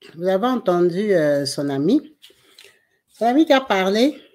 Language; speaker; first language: French; non-native, local second language; Lingala